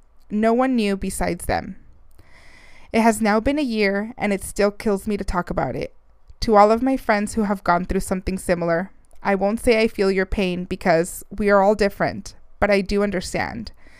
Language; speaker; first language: English; early bilingual, other home language; Spanish